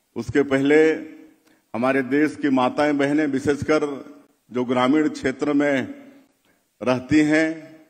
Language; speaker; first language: Hindi; native; Hindi